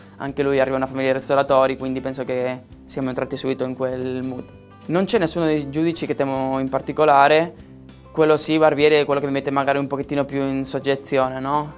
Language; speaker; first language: Italian; non-native, fluent; Spanish